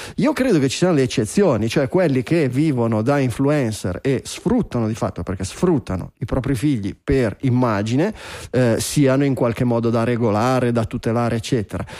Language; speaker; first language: Italian; native; Italian